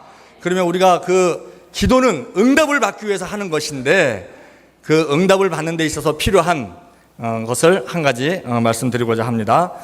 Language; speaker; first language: Korean; native; Korean